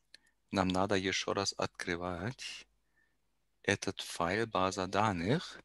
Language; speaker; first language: Russian; non-native, learner; German